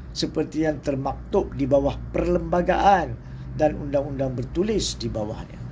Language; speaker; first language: Malay; native; Malay